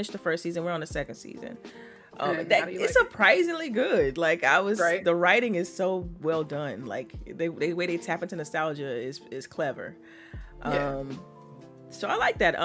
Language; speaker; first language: English; native; English